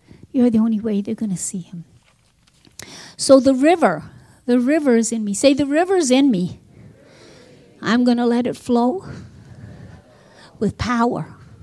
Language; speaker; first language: English; native; English